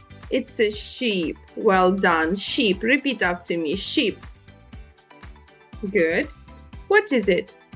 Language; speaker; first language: English; non-native, learner; Ukrainian